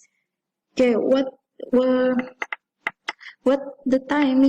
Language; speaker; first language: English; non-native, fluent; Indonesian